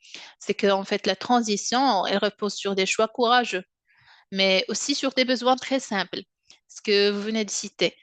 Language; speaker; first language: French; non-native, local second language; Arabic